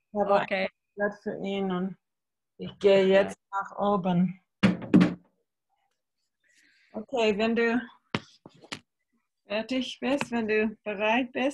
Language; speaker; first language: German; non-native, learner; English